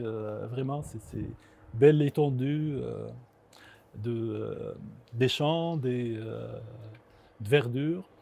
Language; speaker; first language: French; non-native, local second language; Arabic